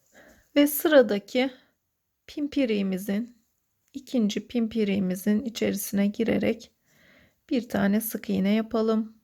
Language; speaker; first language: Turkish; native; Turkish